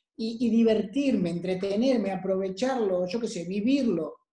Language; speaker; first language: Spanish; native; Spanish